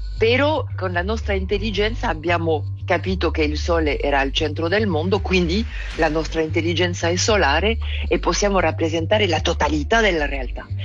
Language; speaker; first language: Italian; non-native, fluent; French